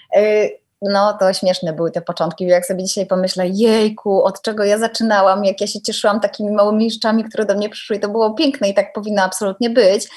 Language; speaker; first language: Polish; native; Polish